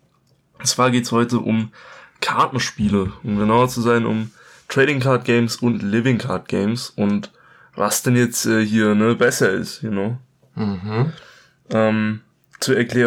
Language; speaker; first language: German; native; German